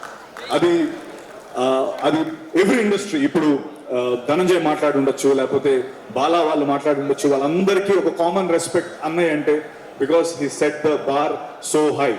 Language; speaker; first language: Telugu; native; Telugu